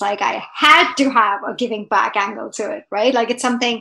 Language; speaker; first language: English; non-native, local second language; Hindi